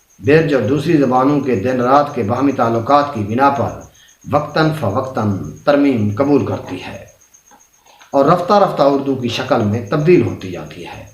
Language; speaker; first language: Urdu; non-native, local second language; Saraiki